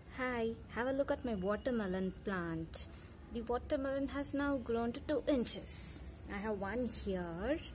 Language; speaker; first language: English; non-native, local second language; Telugu